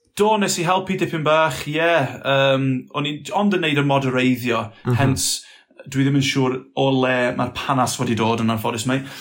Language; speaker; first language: Welsh; non-native, local second language; English